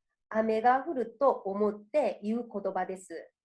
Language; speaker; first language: Japanese; non-native, fluent; Korean